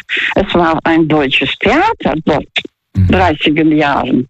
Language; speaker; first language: German; non-native, fluent; Russian